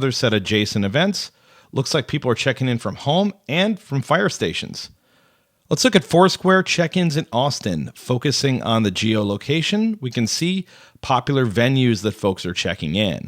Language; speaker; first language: English; native; English